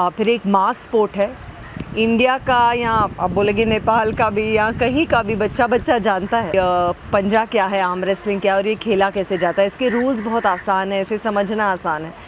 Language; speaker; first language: Hindi; native; Hindi